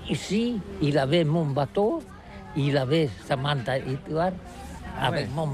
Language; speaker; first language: French; non-native, learner; Catalan